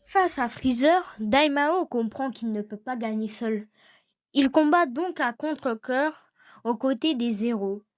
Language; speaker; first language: French; native; French